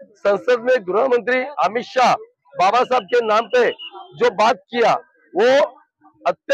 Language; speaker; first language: Hindi; non-native, local second language; Marathi